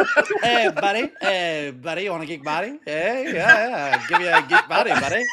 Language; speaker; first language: English; native; English